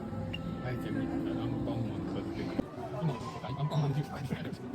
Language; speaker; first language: Japanese; native; Japanese